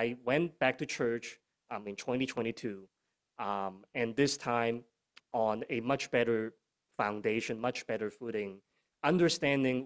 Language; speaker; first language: English; non-native, local second language; Cantonese